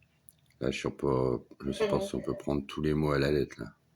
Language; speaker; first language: French; native; French